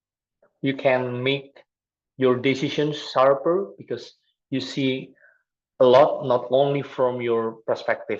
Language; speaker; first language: English; non-native, fluent; Indonesian